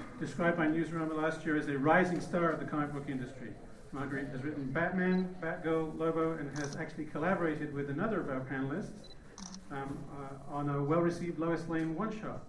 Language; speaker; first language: English; native; English